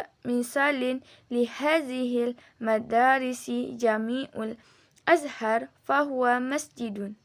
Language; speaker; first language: Arabic; non-native, learner; Indonesian